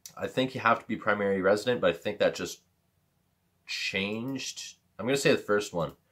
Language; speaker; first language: English; native; English